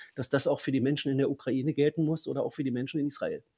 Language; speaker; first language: German; native; German